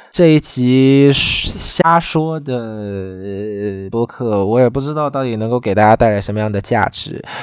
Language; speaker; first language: Chinese; non-native, fluent; Vietnamese